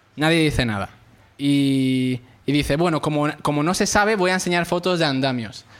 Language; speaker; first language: Spanish; early bilingual, other home language; Arabic